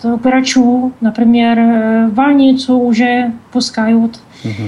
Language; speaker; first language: Russian; non-native, learner; Czech